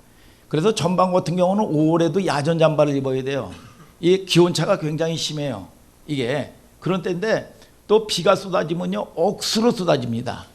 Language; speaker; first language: Korean; native; Korean